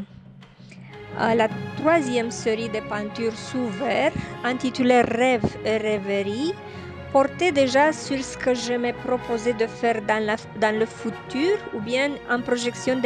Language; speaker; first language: French; non-native, fluent; Romanian